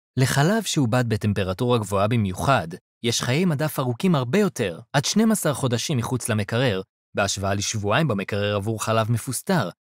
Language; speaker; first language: Hebrew; native; Hebrew